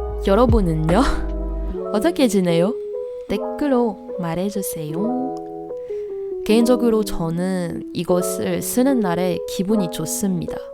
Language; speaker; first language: Korean; non-native, learner; Malagasy